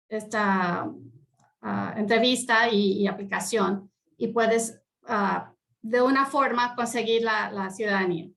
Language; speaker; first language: Spanish; early bilingual, heritage; Spanish